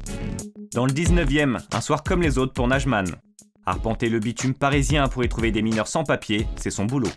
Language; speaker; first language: French; native; French